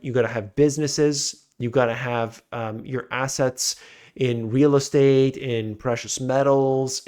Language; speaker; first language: English; native; English